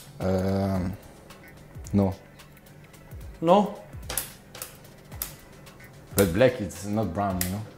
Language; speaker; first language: English; non-native, learner; Dutch